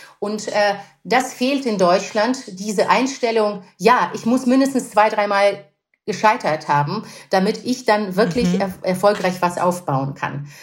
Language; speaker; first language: German; non-native, fluent; Russian